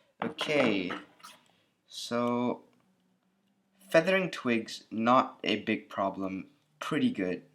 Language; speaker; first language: English; native; English